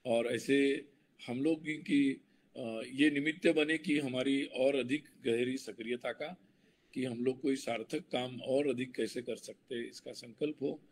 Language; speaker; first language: Hindi; non-native, local second language; Marathi